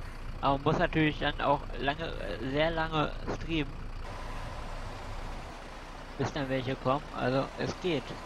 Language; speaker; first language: German; native; German